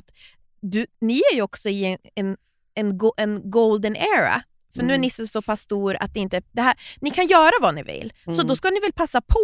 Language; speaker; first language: Swedish; native; Swedish